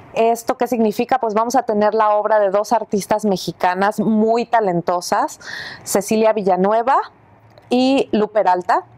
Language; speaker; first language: Spanish; native; Spanish